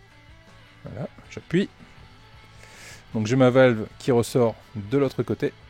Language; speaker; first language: French; native; French